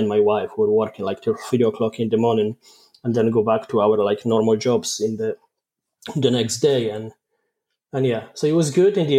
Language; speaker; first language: English; non-native, fluent; Polish